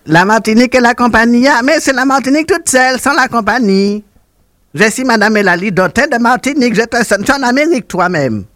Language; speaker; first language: French; non-native, local second language; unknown